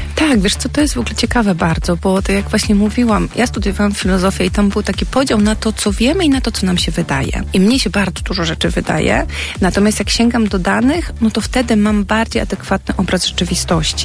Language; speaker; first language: Polish; native; Polish